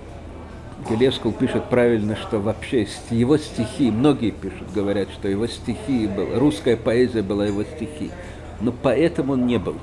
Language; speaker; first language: Russian; native; Russian